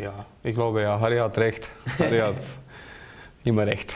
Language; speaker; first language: German; non-native, fluent; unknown